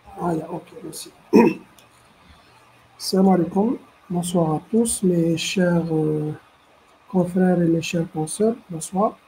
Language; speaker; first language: French; non-native, local second language; Arabic